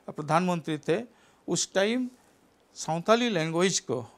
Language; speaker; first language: Hindi; non-native, local second language; Santali